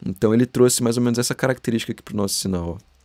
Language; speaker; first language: Portuguese; native; Portuguese